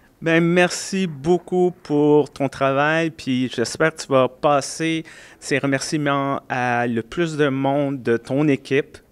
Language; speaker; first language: French; native; French